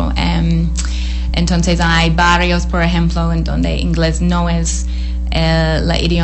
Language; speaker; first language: Spanish; non-native, fluent; English